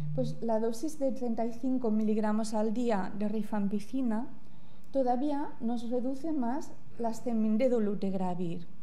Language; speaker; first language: Spanish; native; Spanish